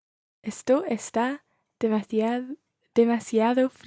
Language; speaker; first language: Spanish; non-native, learner; English